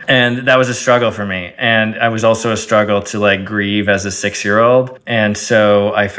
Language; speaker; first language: English; early bilingual, other home language; Arabic